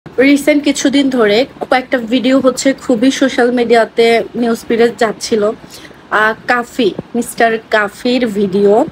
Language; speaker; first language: Bangla; non-native, local second language; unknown